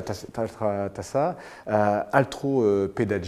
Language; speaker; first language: Italian; non-native, fluent; French